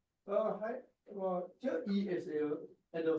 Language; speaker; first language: English; non-native, learner; Chinese